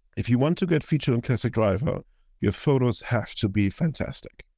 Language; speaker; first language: English; non-native, fluent; German